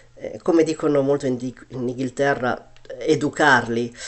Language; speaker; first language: Italian; early bilingual, other home language; Chinese